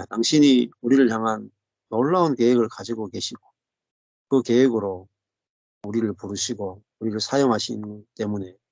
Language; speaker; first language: Korean; native; Korean